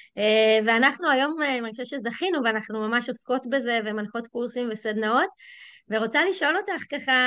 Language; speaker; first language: Hebrew; native; Hebrew